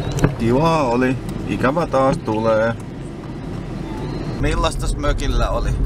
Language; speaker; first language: Finnish; native; Finnish